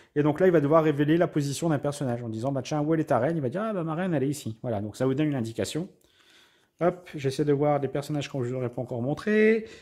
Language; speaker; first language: French; native; French